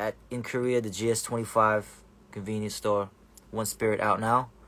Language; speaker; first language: English; early bilingual, other home language; Korean